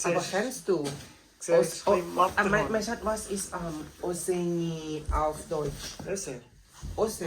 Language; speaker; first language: German; non-native, learner; Thai